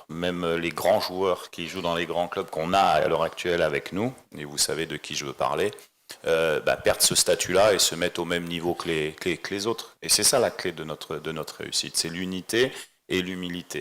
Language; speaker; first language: French; native; French